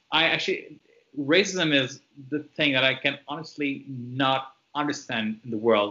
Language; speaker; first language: English; non-native, fluent; French